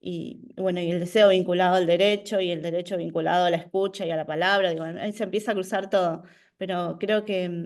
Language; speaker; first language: Spanish; native; Spanish